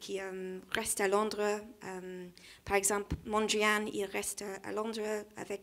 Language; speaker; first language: French; non-native, learner; English